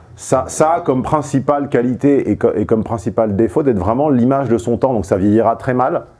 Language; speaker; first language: French; native; French